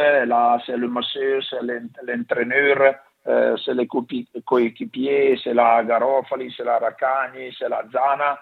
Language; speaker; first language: French; non-native, learner; Italian